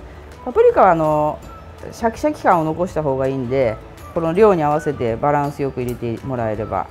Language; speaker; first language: Japanese; native; Japanese